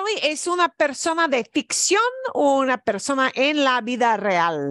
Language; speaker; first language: Spanish; non-native, fluent; English